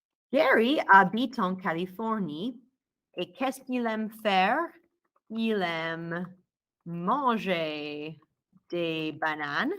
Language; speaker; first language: French; non-native, fluent; English